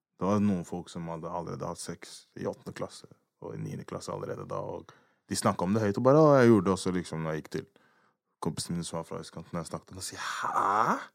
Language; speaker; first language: Norwegian; early bilingual, other home language; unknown